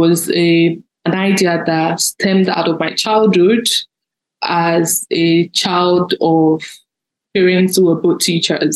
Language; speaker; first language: English; non-native, local second language; Yoruba